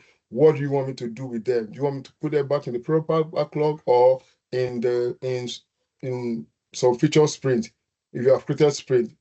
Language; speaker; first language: English; non-native, local second language; Yoruba